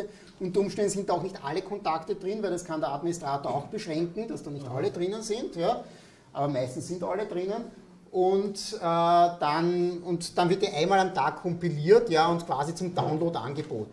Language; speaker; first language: German; native; German